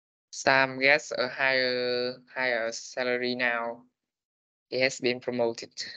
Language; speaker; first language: English; non-native, learner; Vietnamese